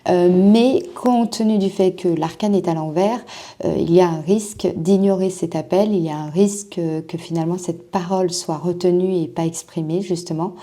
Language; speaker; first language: French; native; French